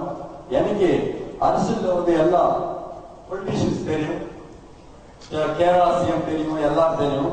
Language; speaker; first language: Tamil; non-native, local second language; Telugu